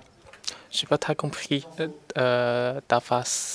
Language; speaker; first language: French; non-native, learner; Chinese